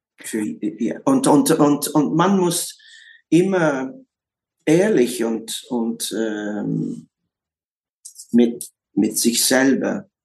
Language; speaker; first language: German; non-native, learner; English